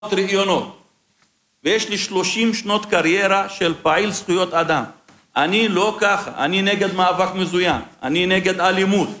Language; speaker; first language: Hebrew; non-native, local second language; Arabic